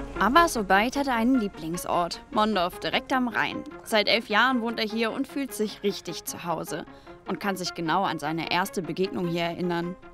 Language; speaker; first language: German; native; German